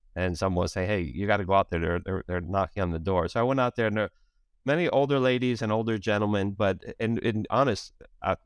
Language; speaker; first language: English; native; English